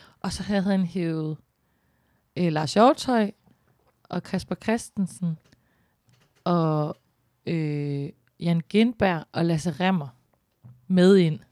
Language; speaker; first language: Danish; native; Danish